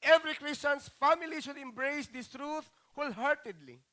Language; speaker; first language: English; non-native, local second language; Filipino